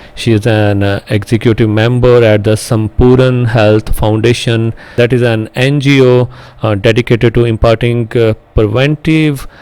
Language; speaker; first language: English; non-native, local second language; Punjabi